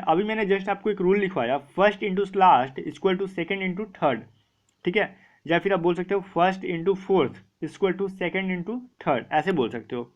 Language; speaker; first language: Hindi; native; Hindi